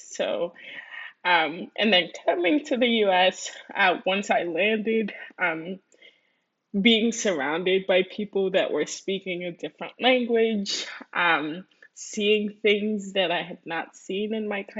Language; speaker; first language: English; early bilingual, other home language; Spanish